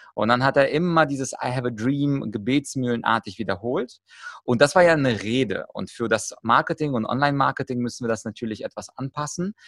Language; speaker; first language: German; early bilingual, other home language; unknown